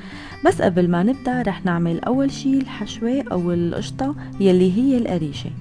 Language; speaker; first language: Arabic; native; Arabic